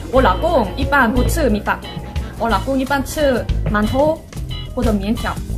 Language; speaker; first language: Chinese; non-native, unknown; Korean